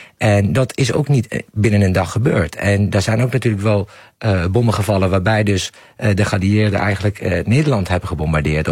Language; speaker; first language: Dutch; non-native, fluent; Persian